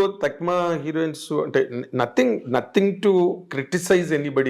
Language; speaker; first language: Telugu; native; Telugu